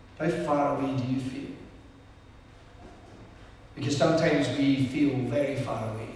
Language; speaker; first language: English; native; English